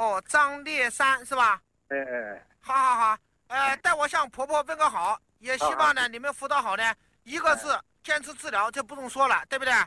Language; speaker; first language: Chinese; native; Chinese